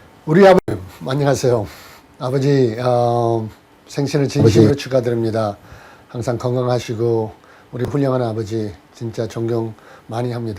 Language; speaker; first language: Korean; early bilingual, heritage; Korean